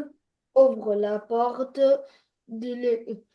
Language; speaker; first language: French; non-native, learner; Arabic